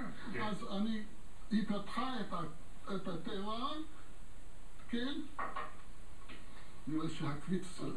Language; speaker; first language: Hebrew; non-native, fluent; English